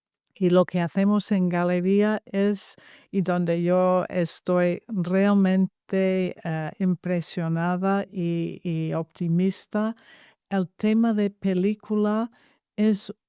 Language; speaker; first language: Spanish; non-native, fluent; English